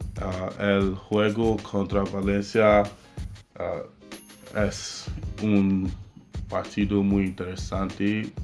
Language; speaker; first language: Spanish; non-native, learner; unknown